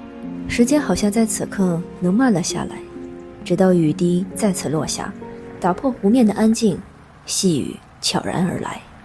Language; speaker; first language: Chinese; native; Chinese